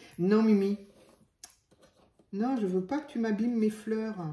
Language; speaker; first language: French; native; French